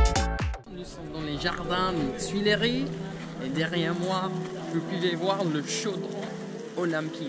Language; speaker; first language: French; non-native, fluent; English